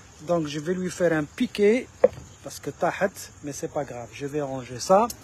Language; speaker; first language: French; non-native, local second language; Arabic